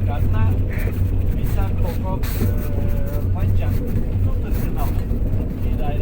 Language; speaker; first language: Indonesian; non-native, fluent; Turkish